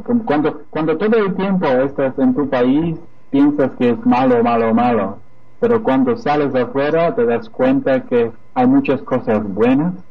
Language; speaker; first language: Spanish; non-native, fluent; Polish